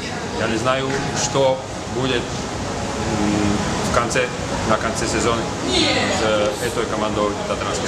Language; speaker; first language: Russian; non-native, learner; Slovak